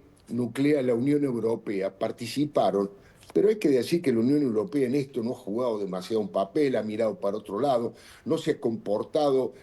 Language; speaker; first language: Spanish; native; Spanish